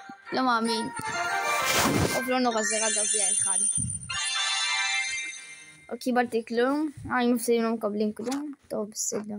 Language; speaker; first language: Hebrew; native; Hebrew